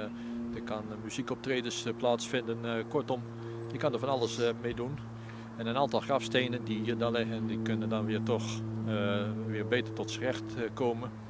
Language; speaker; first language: Dutch; native; Dutch